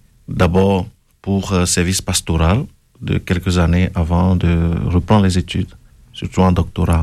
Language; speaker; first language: French; non-native, local second language; Ewe